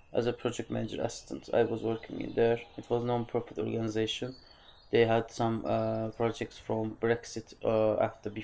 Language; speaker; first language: English; non-native, fluent; Azerbaijani